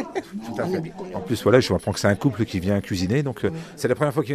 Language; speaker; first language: French; native; French